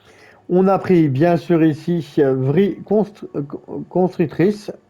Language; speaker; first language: French; native; French